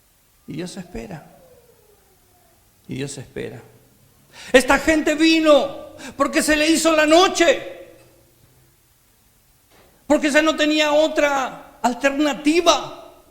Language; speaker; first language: Spanish; native; Spanish